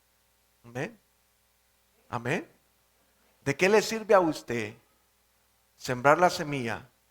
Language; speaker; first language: Spanish; native; Spanish